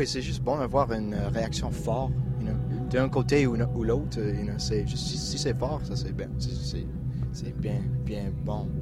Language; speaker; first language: French; non-native, local second language; English